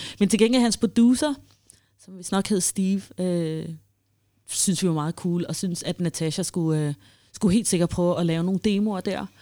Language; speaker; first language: Danish; early bilingual, heritage; Danish